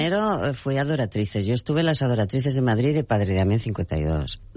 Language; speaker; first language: Catalan; non-native, local second language; Spanish